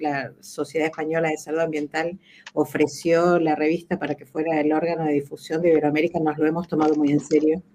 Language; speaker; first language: Spanish; native; Spanish